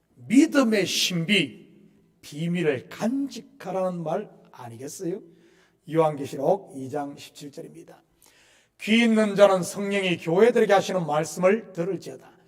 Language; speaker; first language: Korean; native; Korean